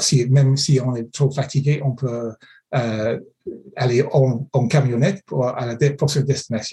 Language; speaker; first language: French; non-native, fluent; English